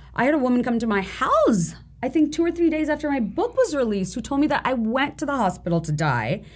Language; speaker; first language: English; non-native, local second language; Bangla